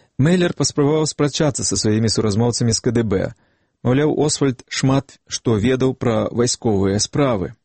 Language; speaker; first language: Belarusian; native; Belarusian